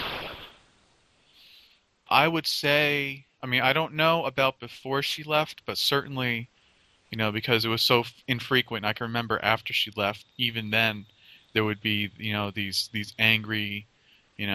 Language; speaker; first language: English; native; English